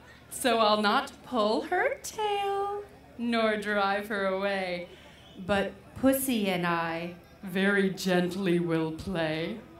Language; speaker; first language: English; native; English